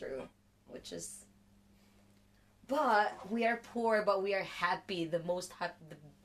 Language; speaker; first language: English; non-native, local second language; Cebuano